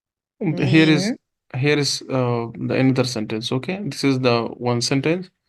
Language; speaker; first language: English; non-native, local second language; Urdu